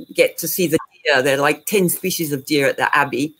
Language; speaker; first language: English; native; English